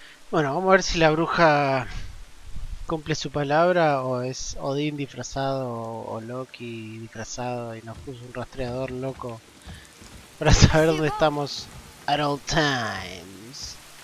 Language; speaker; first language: Spanish; native; Spanish